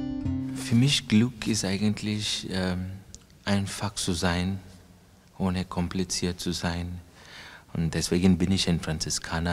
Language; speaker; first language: German; non-native, fluent; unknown